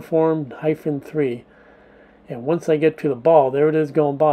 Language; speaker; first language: English; native; English